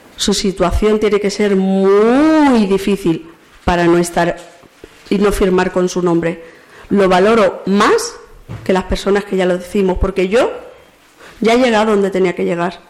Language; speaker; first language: Spanish; native; Spanish